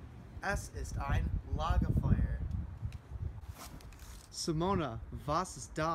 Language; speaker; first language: German; non-native, learner; English